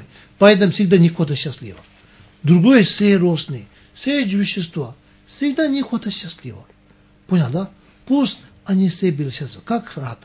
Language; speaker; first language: Russian; non-native, learner; Tibetan